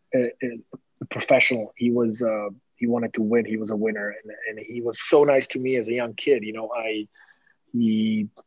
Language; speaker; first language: English; non-native, fluent; Slovak